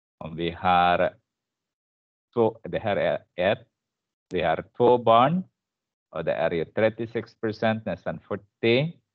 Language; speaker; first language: Swedish; non-native, fluent; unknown